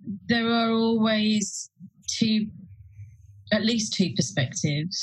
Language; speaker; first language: English; native; English